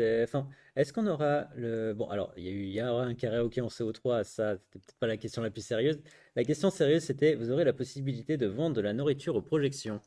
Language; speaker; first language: French; native; French